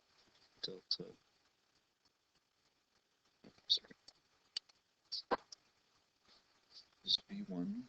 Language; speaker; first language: English; native; English